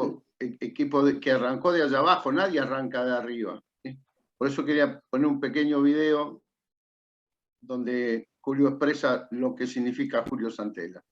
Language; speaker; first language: Spanish; native; Spanish